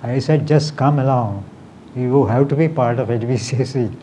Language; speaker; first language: English; non-native, local second language; Marathi